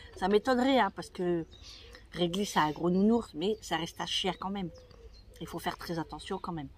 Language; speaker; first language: French; native; French